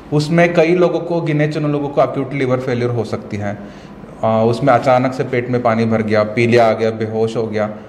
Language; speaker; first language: Hindi; non-native, local second language; Kannada